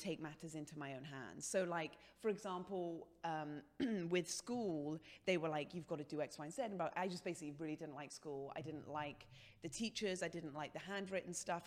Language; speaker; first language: English; native; English